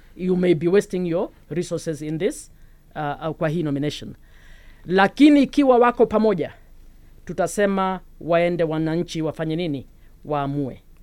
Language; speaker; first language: Swahili; non-native, local second language; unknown